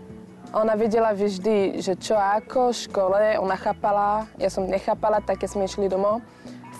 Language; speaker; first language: Slovak; non-native, fluent; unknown